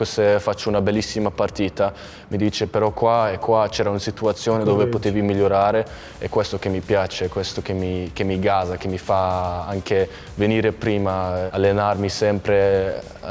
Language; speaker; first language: Italian; non-native, fluent; German